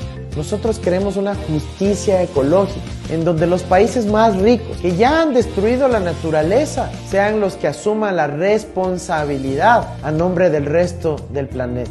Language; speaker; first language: Spanish; native; Spanish